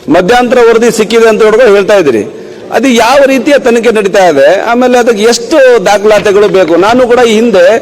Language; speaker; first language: Kannada; non-native, local second language; Lambadi